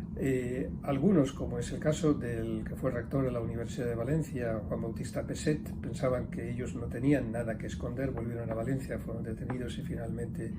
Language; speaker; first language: Spanish; native; Spanish